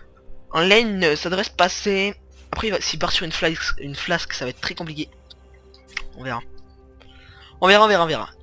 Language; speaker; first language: French; native; French